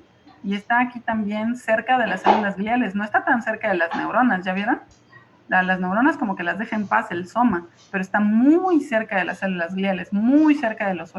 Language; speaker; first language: Spanish; native; Spanish